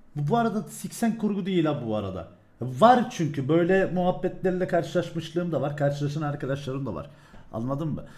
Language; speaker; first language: Turkish; early bilingual, heritage; Turkish